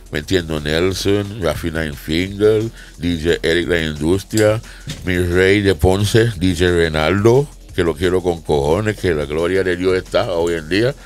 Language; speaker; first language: Spanish; non-native, fluent; English